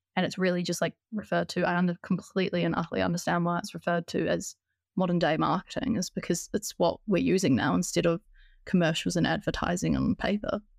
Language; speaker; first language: English; native; English